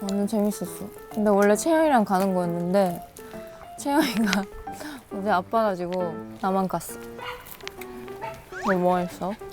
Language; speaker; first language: Korean; non-native, fluent; Japanese